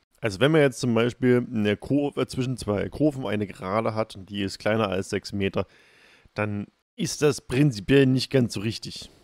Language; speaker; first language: German; native; German